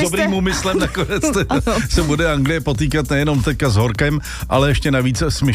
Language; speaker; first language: Czech; native; Czech